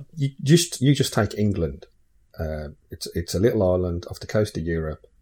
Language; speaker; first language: English; native; English